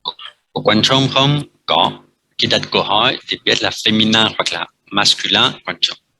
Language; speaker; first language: Vietnamese; non-native, fluent; French